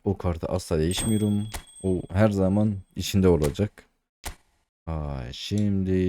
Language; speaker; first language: Turkish; native; Turkish